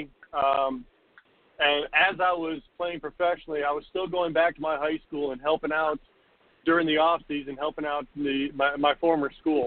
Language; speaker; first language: English; native; English